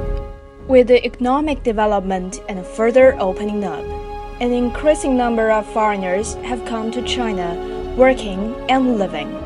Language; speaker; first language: English; non-native, fluent; Chinese